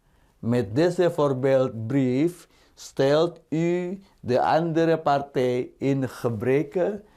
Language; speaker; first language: Dutch; non-native, fluent; Indonesian